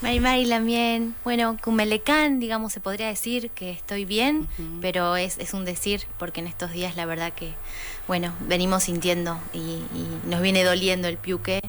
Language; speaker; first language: Spanish; native; Spanish